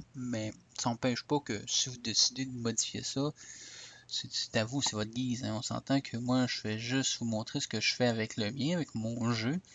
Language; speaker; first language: French; native; French